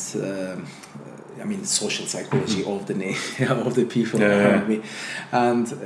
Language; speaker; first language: English; non-native, fluent; Azerbaijani